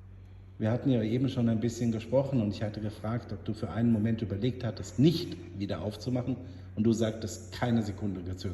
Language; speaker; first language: German; native; German